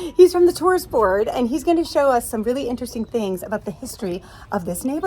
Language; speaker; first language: English; native; English